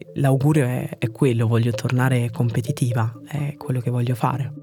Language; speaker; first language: Italian; early bilingual, other home language; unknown